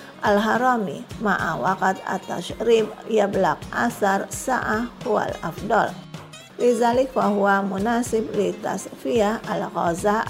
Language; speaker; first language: Arabic; non-native, fluent; Indonesian